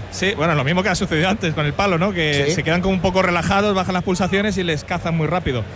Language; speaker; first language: Spanish; native; Spanish